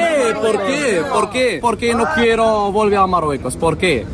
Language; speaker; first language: Spanish; non-native, learner; Arabic